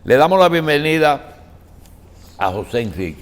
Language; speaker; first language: Spanish; native; Spanish